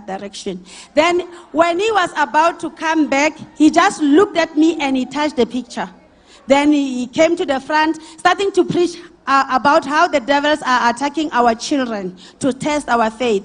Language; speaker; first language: English; non-native, local second language; Northern Sotho